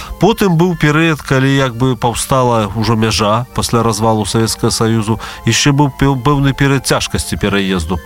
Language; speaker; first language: Belarusian; native; Belarusian